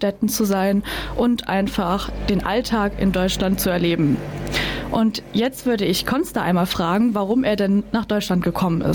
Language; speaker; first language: German; native; German